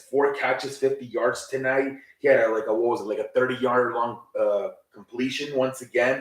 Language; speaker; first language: English; native; English